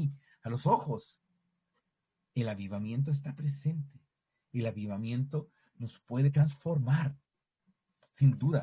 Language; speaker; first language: Spanish; native; Spanish